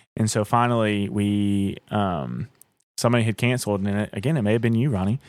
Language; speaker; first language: English; native; English